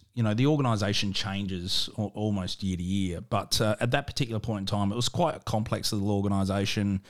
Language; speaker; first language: English; native; English